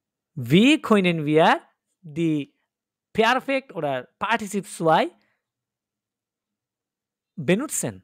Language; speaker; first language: German; non-native, learner; Bangla